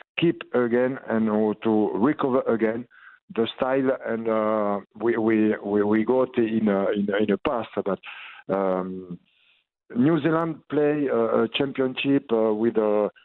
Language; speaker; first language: English; non-native, learner; French